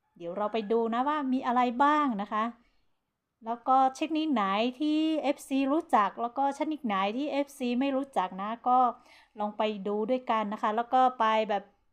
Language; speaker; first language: Thai; non-native, local second language; Hmong